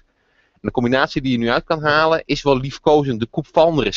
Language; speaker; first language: Dutch; native; Dutch